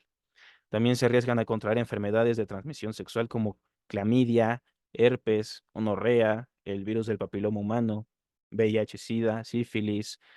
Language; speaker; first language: Spanish; native; Spanish